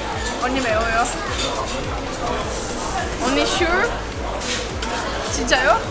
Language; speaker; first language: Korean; non-native, fluent; Turkish